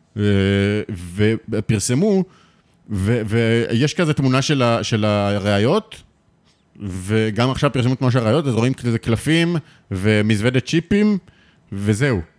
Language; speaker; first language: Hebrew; native; Hebrew